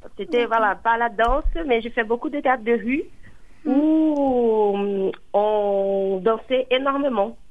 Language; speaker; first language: French; non-native, fluent; Portuguese